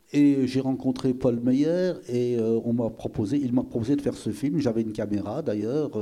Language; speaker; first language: French; native; French